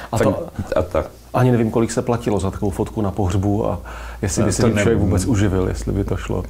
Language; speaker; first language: Czech; native; Czech